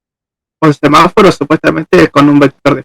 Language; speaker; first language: Spanish; native; Spanish